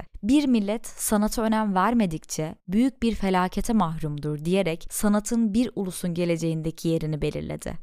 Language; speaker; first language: Turkish; native; Turkish